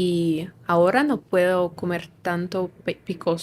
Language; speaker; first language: Spanish; non-native, fluent; Ukrainian